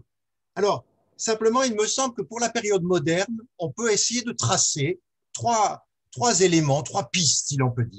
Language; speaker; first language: French; native; French